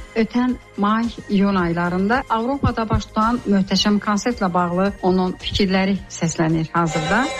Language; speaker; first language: Azerbaijani; native; Azerbaijani